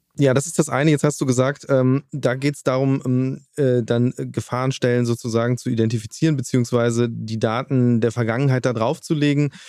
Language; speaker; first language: German; native; German